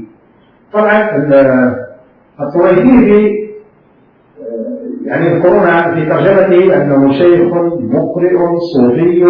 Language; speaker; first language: Arabic; native; Arabic